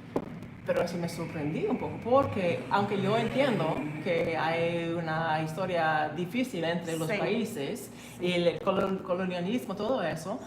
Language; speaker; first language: Spanish; non-native, learner; English